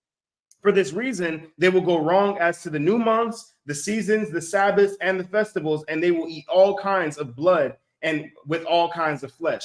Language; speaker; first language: English; native; English